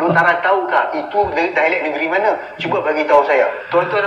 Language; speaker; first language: Malay; native; Malay